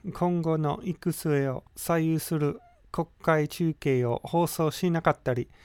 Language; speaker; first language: Japanese; non-native, fluent; English